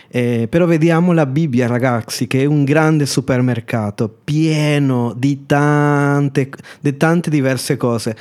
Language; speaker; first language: Italian; non-native, fluent; Spanish